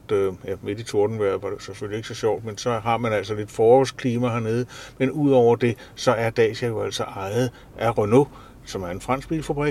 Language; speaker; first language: Danish; native; Danish